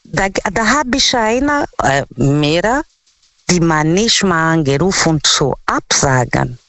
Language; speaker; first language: German; non-native, learner; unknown